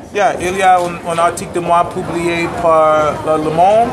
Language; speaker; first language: French; non-native, learner; English